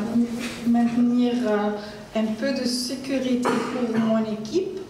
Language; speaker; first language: French; non-native, learner; Arabic